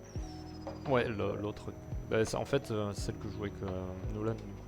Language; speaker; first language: French; native; French